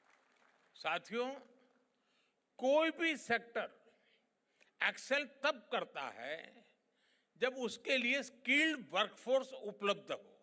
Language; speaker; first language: Hindi; non-native, local second language; Gujarati